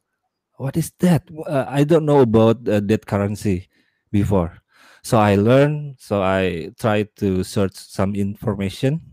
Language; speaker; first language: English; non-native, learner; Indonesian